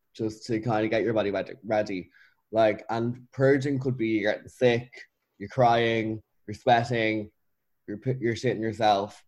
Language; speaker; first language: English; native; English